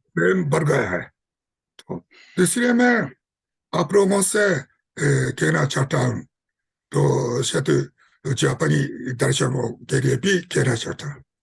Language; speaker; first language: Hindi; non-native, fluent; Japanese